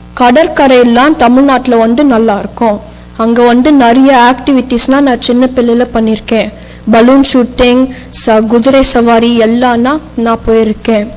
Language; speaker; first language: Tamil; early bilingual, heritage; Tamil